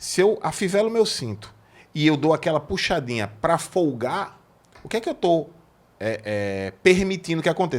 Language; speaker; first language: Portuguese; native; Portuguese